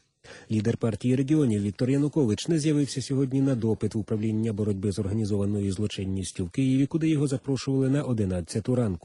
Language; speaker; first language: Ukrainian; native; Ukrainian